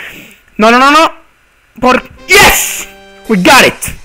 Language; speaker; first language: English; non-native, learner; Italian